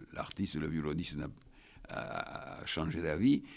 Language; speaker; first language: French; native; French